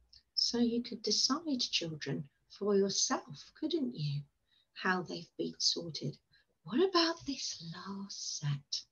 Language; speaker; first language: English; native; English